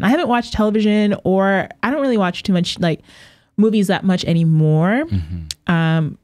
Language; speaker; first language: English; native; English